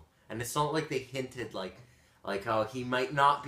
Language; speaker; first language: English; native; English